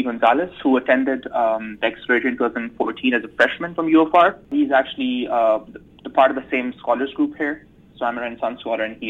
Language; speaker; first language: English; non-native, local second language; Urdu